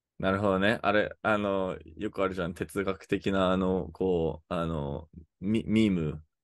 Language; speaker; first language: Japanese; non-native, fluent; English